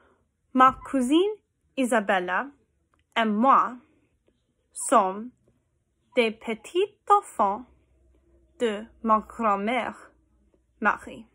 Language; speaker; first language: French; non-native, learner; English